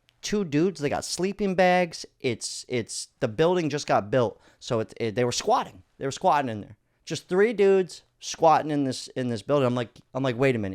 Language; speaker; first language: English; native; English